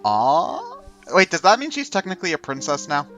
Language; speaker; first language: English; native; English